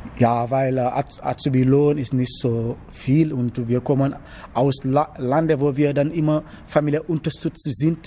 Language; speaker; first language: German; non-native, learner; Wolof